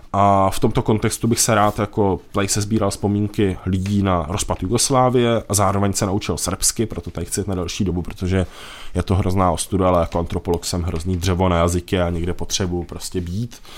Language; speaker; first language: Czech; native; Czech